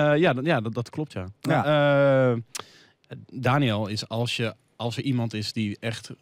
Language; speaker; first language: Dutch; native; Dutch